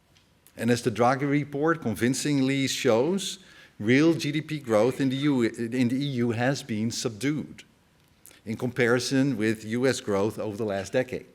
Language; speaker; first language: English; non-native, fluent; Dutch